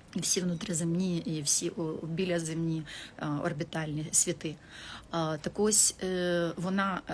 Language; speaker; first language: Ukrainian; non-native, local second language; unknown